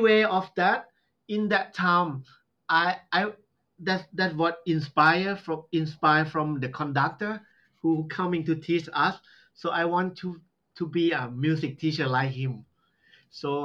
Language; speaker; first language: English; non-native, learner; Thai